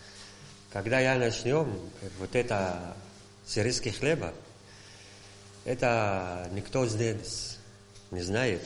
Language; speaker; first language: Russian; non-native, learner; Arabic